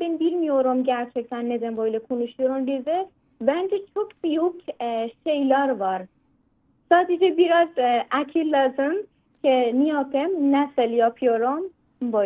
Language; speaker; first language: Turkish; non-native, learner; Persian